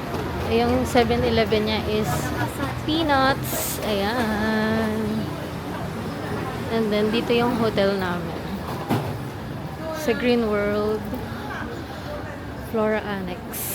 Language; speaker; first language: Filipino; native; Filipino